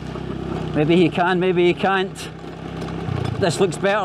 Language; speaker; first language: English; native; English